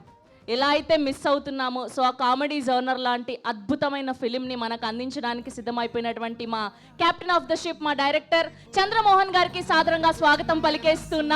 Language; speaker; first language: Telugu; native; Telugu